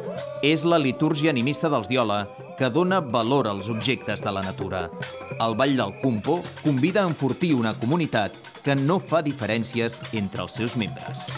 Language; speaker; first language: Catalan; native; Catalan